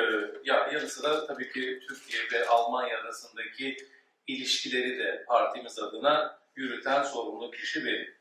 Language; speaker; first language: Turkish; early bilingual, heritage; Turkish